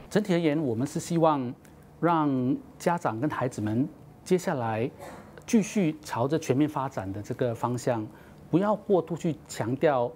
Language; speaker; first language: Chinese; native; Chinese